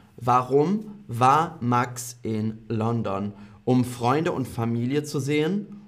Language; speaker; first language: German; non-native, fluent; English